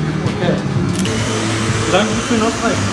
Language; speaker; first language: German; non-native, learner; Kurdish